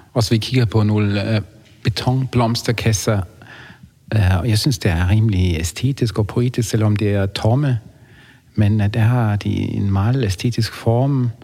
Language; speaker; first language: Danish; non-native, fluent; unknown